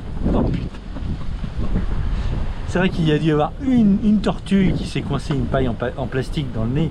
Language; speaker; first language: French; native; French